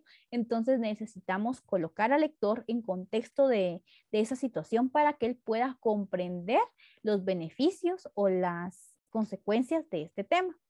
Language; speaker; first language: Spanish; native; Spanish